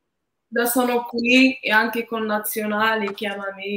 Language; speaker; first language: Italian; non-native, learner; Arabic